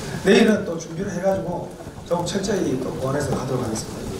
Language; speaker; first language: Korean; native; Korean